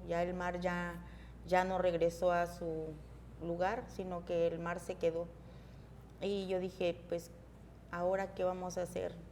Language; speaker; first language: Spanish; native; Spanish